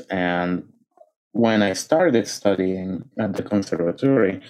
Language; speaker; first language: English; non-native, fluent; Arabic